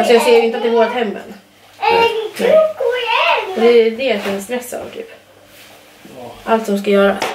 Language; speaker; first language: Swedish; native; Swedish